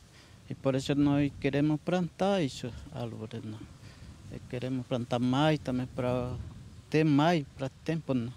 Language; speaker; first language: Portuguese; non-native, local second language; Guarani